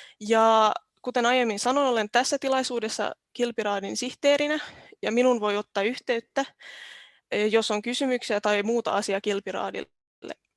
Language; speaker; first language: Finnish; non-native, local second language; Swedish